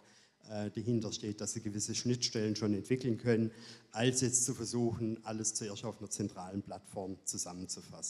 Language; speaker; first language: German; native; German